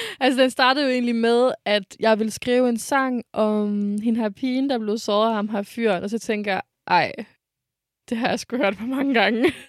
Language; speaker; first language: Danish; early bilingual, other home language; French